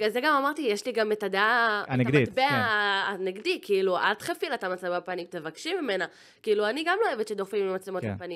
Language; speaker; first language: Hebrew; native; Hebrew